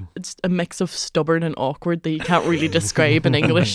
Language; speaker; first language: English; native; English